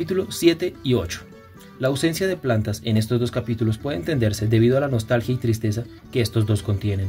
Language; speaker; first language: Spanish; native; Spanish